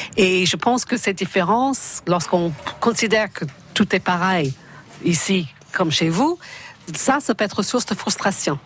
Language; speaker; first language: French; non-native, fluent; English